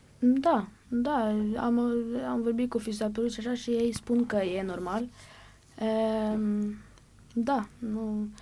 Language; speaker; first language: Romanian; early bilingual, heritage; Romanian